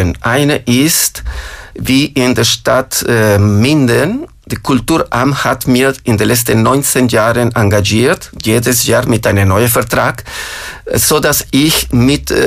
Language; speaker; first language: German; non-native, fluent; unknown